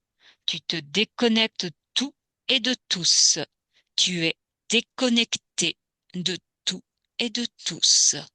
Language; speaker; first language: French; native; French